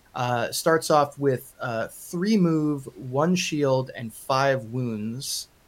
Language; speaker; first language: English; native; English